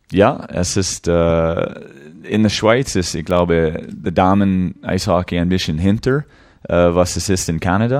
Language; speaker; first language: German; early bilingual, heritage; English